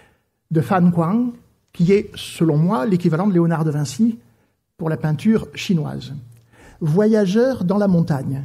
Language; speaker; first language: French; native; French